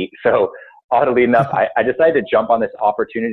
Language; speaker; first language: English; native; English